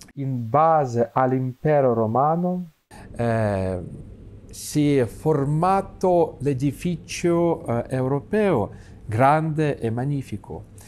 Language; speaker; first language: Italian; non-native, fluent; Russian